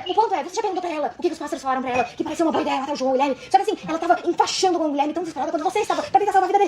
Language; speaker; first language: Portuguese; native; Portuguese